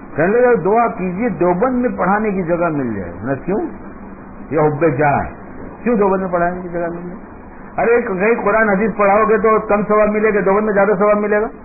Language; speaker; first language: Urdu; native; Urdu